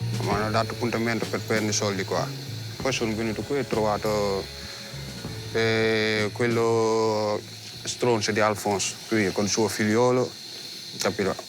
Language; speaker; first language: Italian; non-native, learner; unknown